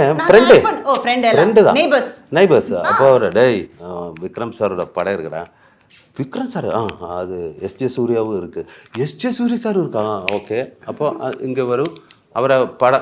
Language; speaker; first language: Tamil; non-native, learner; Malayalam